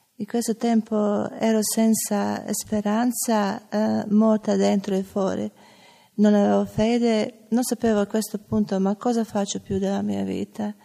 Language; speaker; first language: Italian; non-native, learner; Croatian